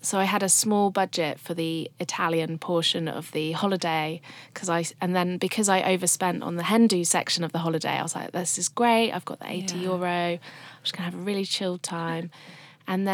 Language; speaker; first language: English; native; English